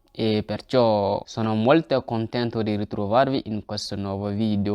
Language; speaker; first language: Italian; non-native, learner; Bambara